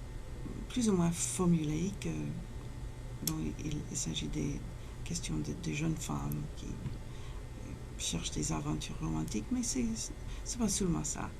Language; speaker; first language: French; non-native, fluent; English